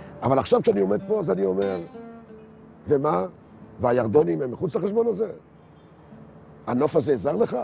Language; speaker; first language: Hebrew; native; Hebrew